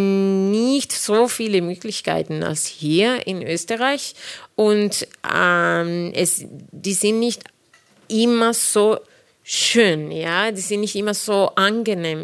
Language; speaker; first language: German; non-native, fluent; Spanish